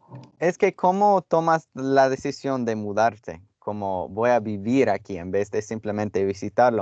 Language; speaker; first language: Spanish; non-native, fluent; English